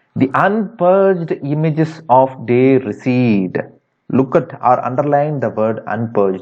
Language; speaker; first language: English; non-native, local second language; Tamil